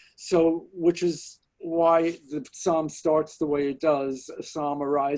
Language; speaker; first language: English; native; English